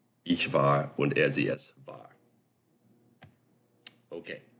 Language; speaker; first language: German; non-native, fluent; English